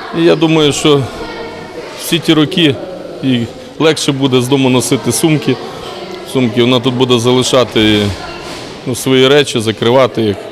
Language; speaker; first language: Ukrainian; native; Ukrainian